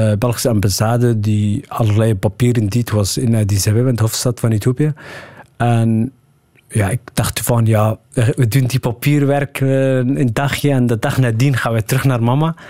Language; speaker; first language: Dutch; early bilingual, other home language; Somali